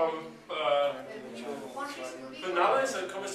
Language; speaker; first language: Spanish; non-native, learner; English